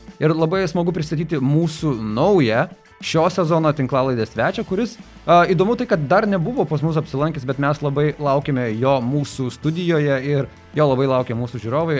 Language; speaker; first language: Lithuanian; native; Lithuanian